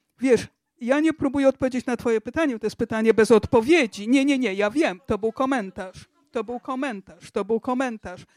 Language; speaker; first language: Polish; native; Polish